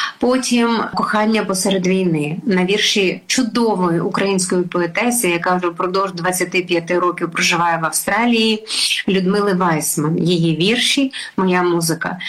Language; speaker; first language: Ukrainian; native; Ukrainian